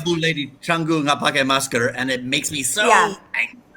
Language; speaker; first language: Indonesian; non-native, fluent; English